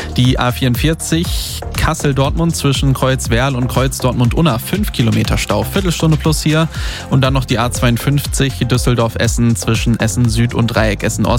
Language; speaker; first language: German; native; German